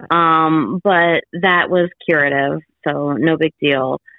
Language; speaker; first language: English; native; English